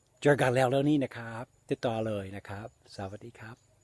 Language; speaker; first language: Thai; non-native, fluent; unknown